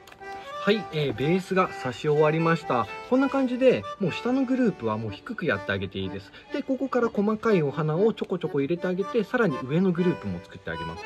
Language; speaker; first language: Japanese; native; Japanese